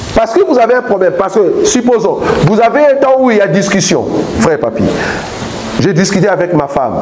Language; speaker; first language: French; non-native, local second language; Lingala